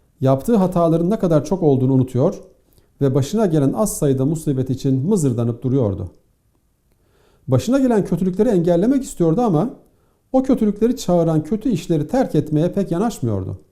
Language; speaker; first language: Turkish; native; Turkish